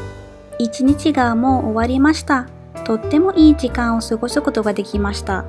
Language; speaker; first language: Japanese; non-native, fluent; Arabic